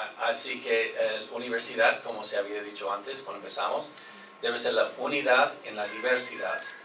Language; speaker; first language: Spanish; non-native, fluent; English